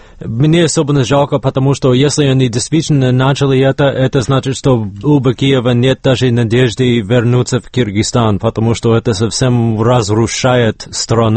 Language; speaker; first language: Russian; non-native, fluent; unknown